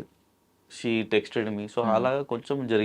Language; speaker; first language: Telugu; non-native, local second language; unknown